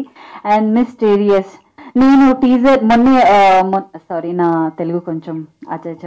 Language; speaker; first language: Telugu; non-native, local second language; Hindi